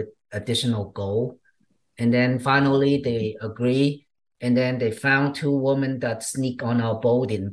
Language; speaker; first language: English; non-native, fluent; Vietnamese